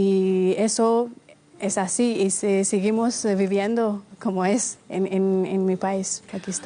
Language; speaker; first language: Spanish; non-native, fluent; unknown